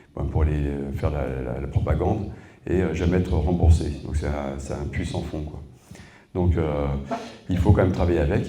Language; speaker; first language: French; native; French